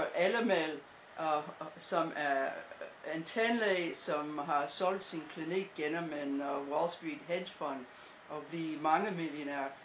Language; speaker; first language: Danish; non-native, fluent; English